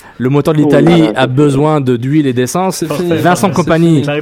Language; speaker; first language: French; native; French